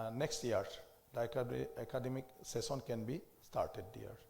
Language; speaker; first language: English; non-native, local second language; Assamese